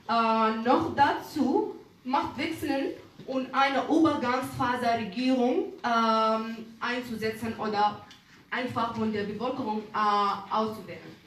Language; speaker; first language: German; non-native, learner; Arabic